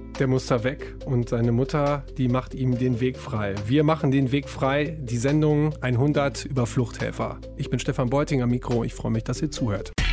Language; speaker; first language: German; native; German